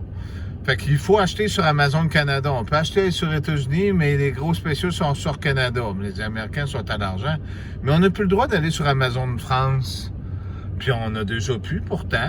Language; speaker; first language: French; native; French